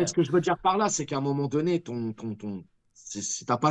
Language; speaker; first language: French; native; French